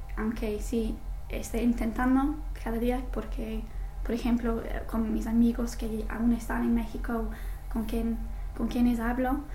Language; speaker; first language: Spanish; non-native, fluent; English